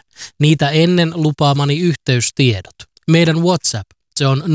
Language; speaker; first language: Finnish; native; Finnish